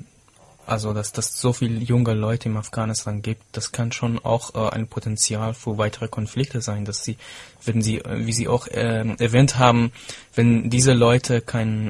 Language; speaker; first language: German; non-native, fluent; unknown